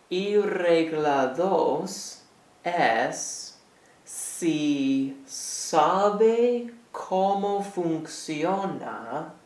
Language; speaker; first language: Spanish; non-native, fluent; English